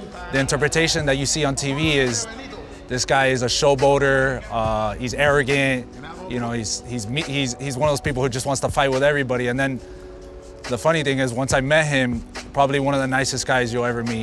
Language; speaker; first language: English; early bilingual, other home language; Spanish